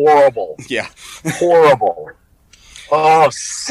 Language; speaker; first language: English; native; English